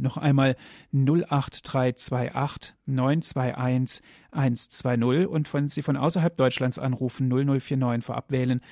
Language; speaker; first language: German; native; German